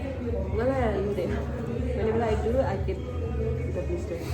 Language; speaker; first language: English; non-native, learner; Tibetan